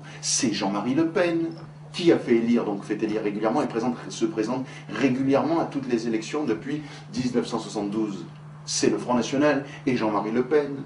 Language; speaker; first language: French; native; French